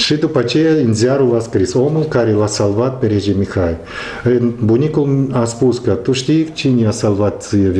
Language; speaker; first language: Romanian; non-native, local second language; Russian